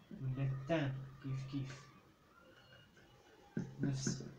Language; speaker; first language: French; non-native, local second language; Arabic